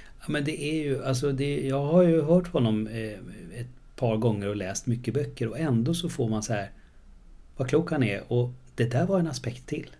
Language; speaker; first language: Swedish; native; Swedish